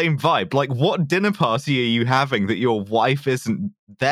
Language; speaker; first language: English; native; English